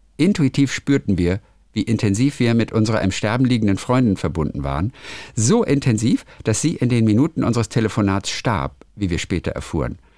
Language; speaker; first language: German; native; German